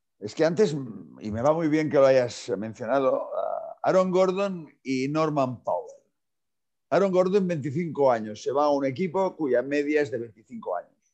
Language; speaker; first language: Spanish; non-native, local second language; Catalan